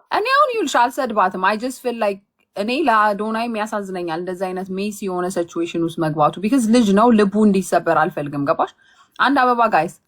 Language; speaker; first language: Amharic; native; Amharic